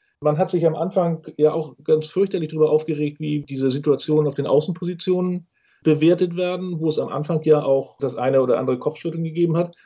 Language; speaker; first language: German; native; German